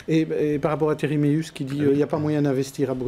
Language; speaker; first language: French; native; French